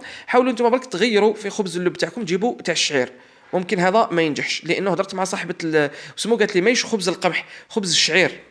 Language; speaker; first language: Arabic; native; Arabic